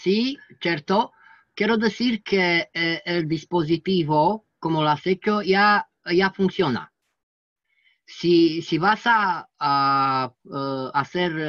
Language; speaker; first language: Spanish; non-native, learner; French